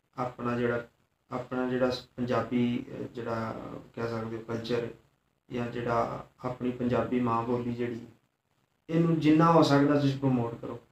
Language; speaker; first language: Punjabi; native; Punjabi